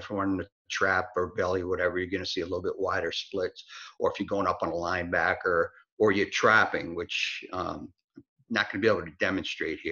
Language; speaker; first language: English; native; English